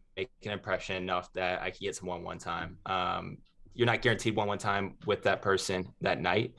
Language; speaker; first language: English; native; English